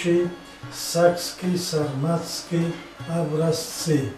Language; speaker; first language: Russian; non-native, local second language; Tajik